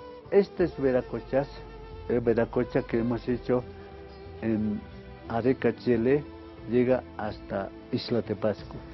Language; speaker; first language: Spanish; non-native, local second language; Aymara